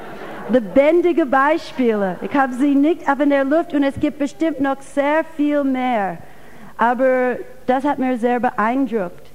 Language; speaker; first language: German; non-native, fluent; English